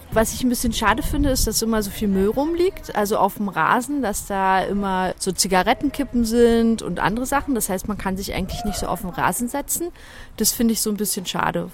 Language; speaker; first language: German; native; German